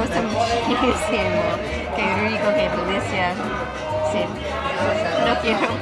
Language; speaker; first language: Spanish; non-native, fluent; English